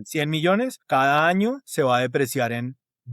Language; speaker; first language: Spanish; native; Spanish